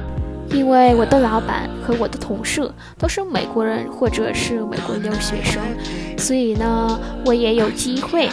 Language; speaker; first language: Chinese; non-native, fluent; Vietnamese